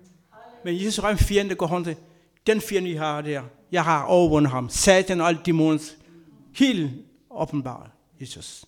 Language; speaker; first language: Danish; non-native, fluent; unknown